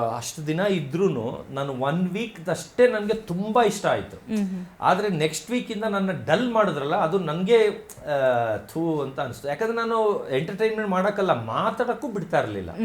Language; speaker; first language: Kannada; native; Kannada